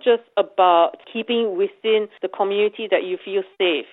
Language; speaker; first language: English; native; English